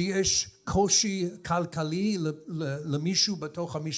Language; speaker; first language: Hebrew; non-native, fluent; English